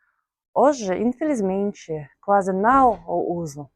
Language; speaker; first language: Portuguese; non-native, fluent; Russian